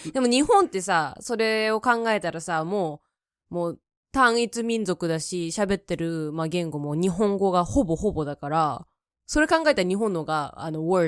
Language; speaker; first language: Japanese; native; Japanese